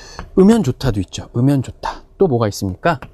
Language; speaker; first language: Korean; native; Korean